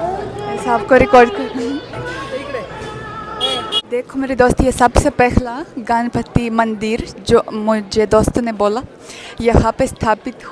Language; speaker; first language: Hindi; non-native, learner; Russian